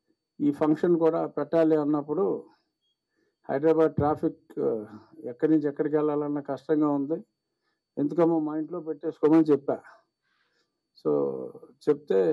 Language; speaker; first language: Telugu; native; Telugu